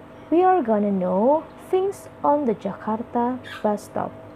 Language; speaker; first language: English; non-native, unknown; Indonesian